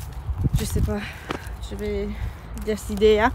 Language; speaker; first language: French; non-native, learner; English